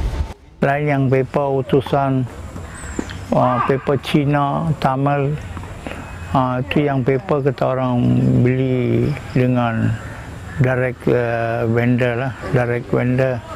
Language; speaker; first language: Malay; non-native, local second language; Tamil